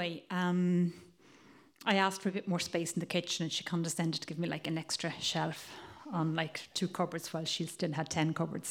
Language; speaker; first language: English; native; English